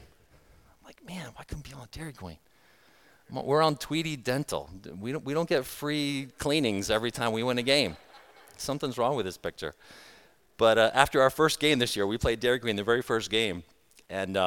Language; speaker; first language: English; native; English